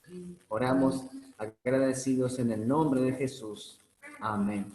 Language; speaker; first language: Spanish; native; Spanish